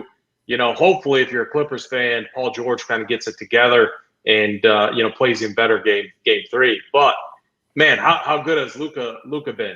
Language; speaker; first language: English; native; English